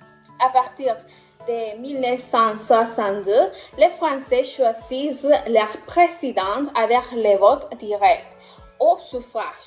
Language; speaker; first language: French; non-native, learner; Spanish